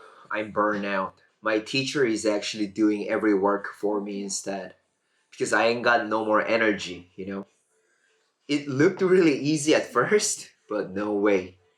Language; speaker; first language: English; non-native, fluent; Korean